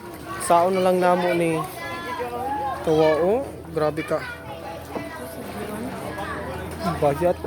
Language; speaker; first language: Filipino; non-native, local second language; Cebuano